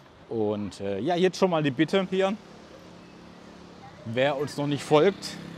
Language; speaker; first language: German; native; German